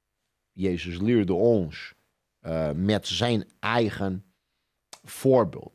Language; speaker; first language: Dutch; non-native, fluent; Portuguese